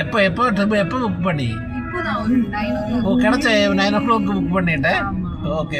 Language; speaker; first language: Tamil; non-native, local second language; Malayalam